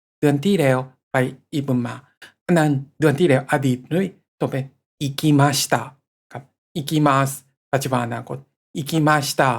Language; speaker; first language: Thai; non-native, fluent; Japanese